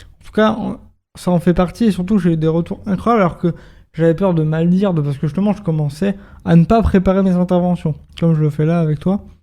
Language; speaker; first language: French; native; French